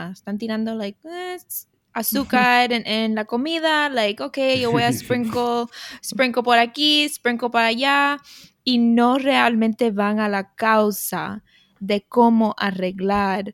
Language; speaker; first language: Spanish; early bilingual, heritage; Spanish